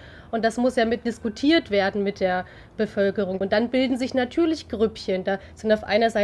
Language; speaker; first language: German; native; German